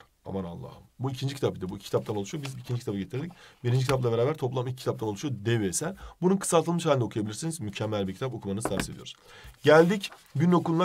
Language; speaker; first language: Turkish; native; Turkish